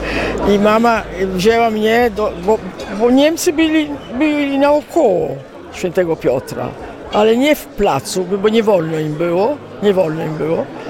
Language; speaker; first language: Polish; early bilingual, heritage; Italian